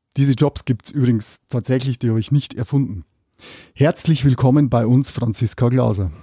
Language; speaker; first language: German; native; German